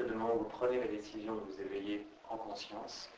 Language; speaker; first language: French; native; French